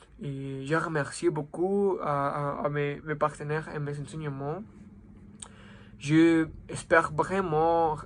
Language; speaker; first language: French; non-native, learner; Spanish